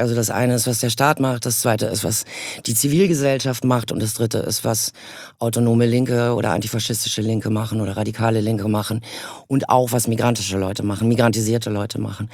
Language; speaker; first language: German; native; German